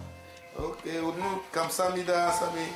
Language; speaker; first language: Korean; non-native, learner; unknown